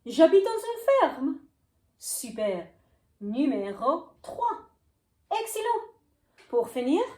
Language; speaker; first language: French; non-native, fluent; English